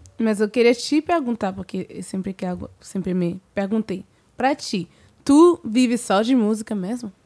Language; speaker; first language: Portuguese; non-native, fluent; French